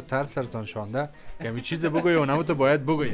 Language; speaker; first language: Persian; native; Persian